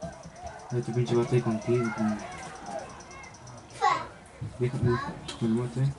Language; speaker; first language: Spanish; early bilingual, heritage; Spanish